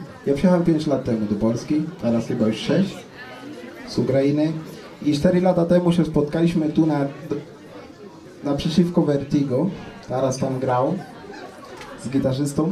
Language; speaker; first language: Polish; non-native, fluent; Ukrainian